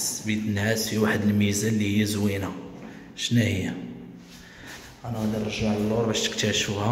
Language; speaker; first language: Arabic; native; Arabic